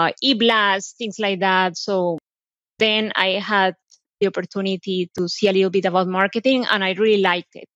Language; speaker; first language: English; non-native, fluent; Spanish